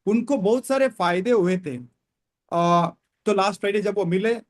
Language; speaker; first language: Hindi; non-native, local second language; Kannada